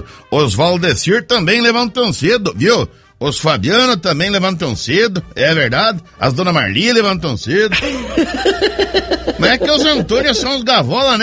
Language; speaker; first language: Portuguese; native; Portuguese